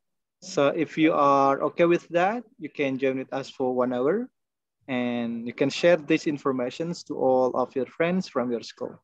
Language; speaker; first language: English; non-native, learner; Indonesian